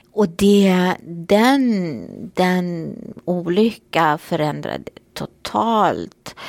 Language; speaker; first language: Swedish; non-native, fluent; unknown